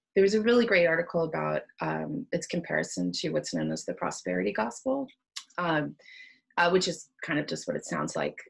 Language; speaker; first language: English; native; English